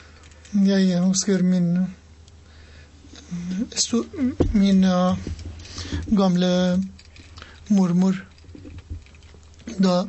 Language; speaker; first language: Norwegian; non-native, learner; Persian